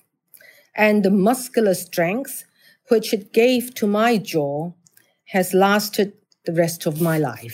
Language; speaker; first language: English; non-native, local second language; Cantonese